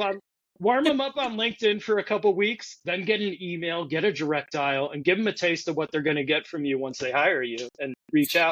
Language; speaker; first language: English; native; English